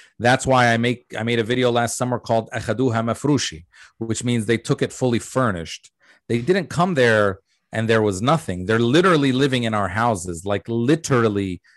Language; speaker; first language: English; early bilingual, other home language; Arabic